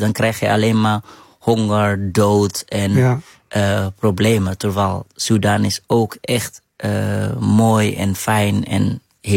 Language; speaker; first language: Dutch; non-native, fluent; Arabic